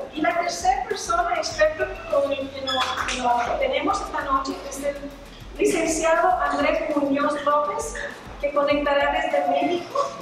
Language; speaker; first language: Spanish; early bilingual, heritage; Spanish